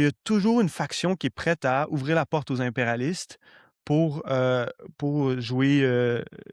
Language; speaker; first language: French; native; French